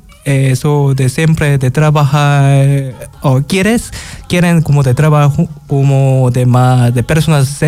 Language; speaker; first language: Spanish; non-native, learner; Korean